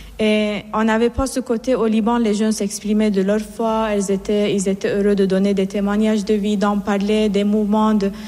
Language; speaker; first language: French; non-native, fluent; Persian